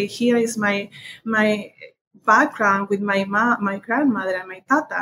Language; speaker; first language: English; non-native, fluent; Spanish